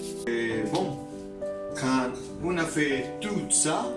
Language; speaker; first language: French; non-native, learner; Spanish